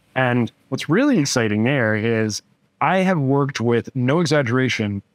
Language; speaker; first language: English; native; English